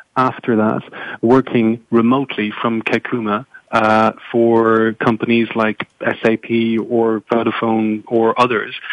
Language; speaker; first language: English; non-native, fluent; French